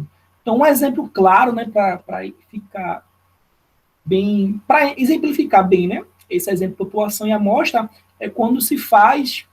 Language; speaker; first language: Portuguese; native; Portuguese